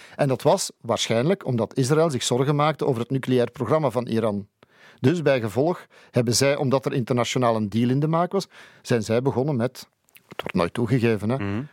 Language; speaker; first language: Dutch; native; Dutch